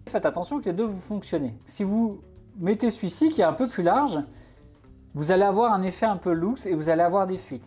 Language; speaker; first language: French; native; French